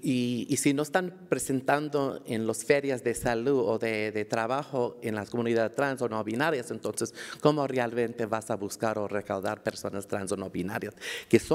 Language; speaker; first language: Spanish; early bilingual, heritage; Spanish